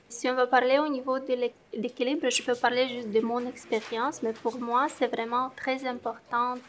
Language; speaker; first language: French; non-native, fluent; Romanian